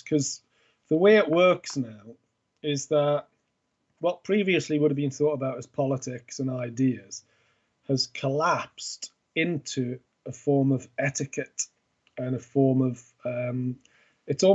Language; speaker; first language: English; native; English